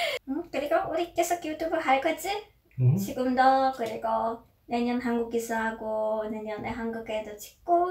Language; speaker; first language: Korean; non-native, learner; Polish